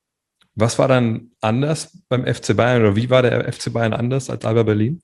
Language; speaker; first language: German; native; German